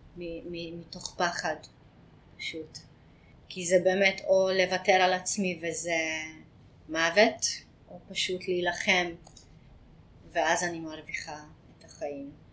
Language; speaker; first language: Hebrew; non-native, fluent; Hungarian